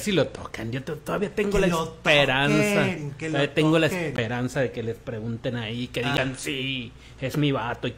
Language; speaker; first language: Spanish; native; Spanish